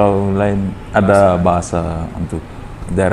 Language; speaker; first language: Indonesian; non-native, fluent; Fijian